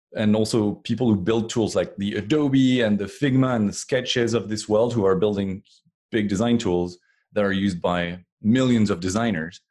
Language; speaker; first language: English; non-native, fluent; French